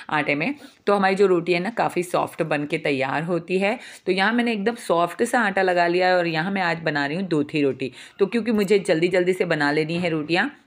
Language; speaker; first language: Hindi; non-native, local second language; Gujarati